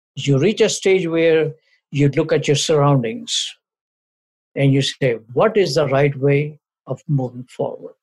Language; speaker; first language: English; non-native, local second language; Punjabi